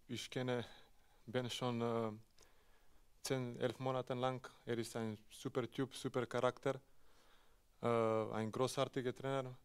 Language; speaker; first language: German; non-native, fluent; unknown